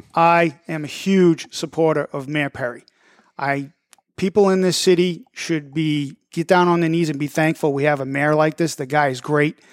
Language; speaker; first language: English; early bilingual, other home language; Italian